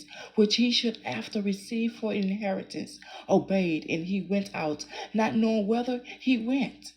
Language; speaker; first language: English; native; English